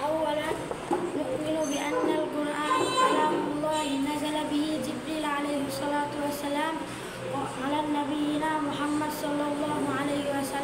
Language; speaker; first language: Arabic; non-native, learner; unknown